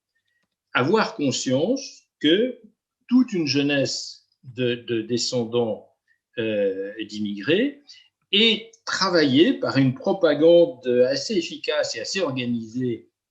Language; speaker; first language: French; native; French